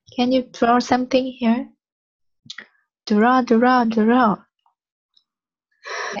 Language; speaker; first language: English; non-native, learner; Vietnamese